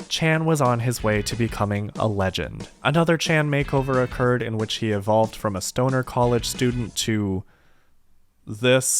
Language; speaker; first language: English; native; English